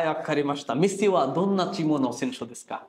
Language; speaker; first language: Japanese; non-native, fluent; Bangla